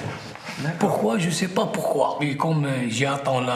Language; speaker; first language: French; non-native, local second language; Arabic